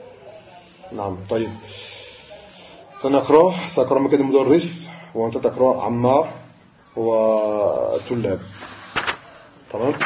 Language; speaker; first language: Arabic; non-native, fluent; French